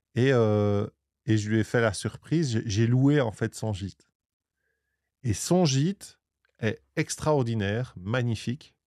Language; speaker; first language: French; native; French